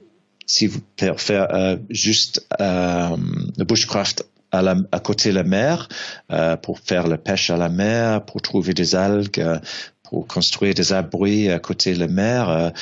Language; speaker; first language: French; non-native, fluent; English